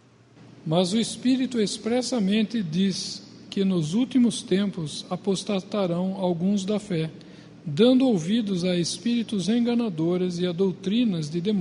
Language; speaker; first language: Portuguese; native; Portuguese